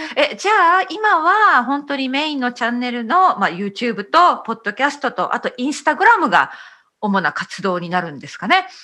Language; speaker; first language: Japanese; native; Japanese